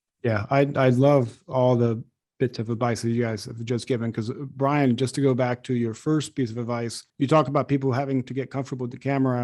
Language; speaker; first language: English; native; English